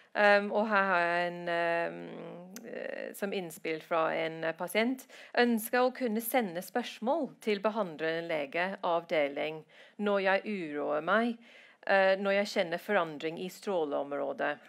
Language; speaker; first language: Norwegian; non-native, fluent; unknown